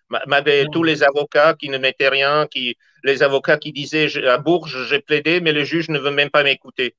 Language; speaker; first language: French; native; French